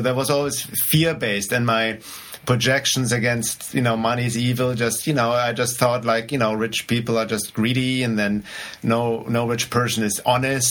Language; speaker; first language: English; non-native, fluent; German